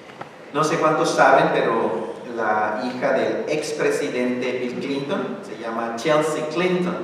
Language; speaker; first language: Spanish; native; Spanish